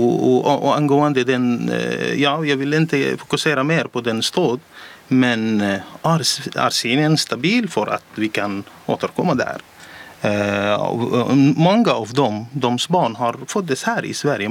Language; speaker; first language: Swedish; non-native, learner; Arabic